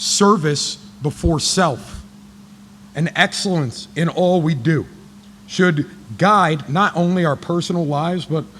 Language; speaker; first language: English; native; English